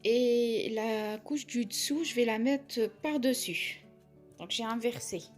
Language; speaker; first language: French; non-native, local second language; Arabic